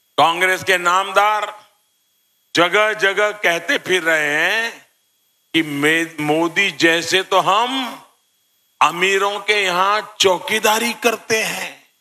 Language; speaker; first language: Hindi; non-native, local second language; Gujarati